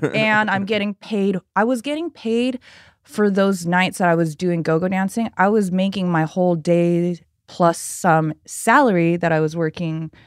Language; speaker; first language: English; early bilingual, other home language; Filipino